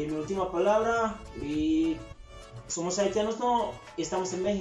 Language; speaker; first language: Spanish; non-native, fluent; Haitian Creole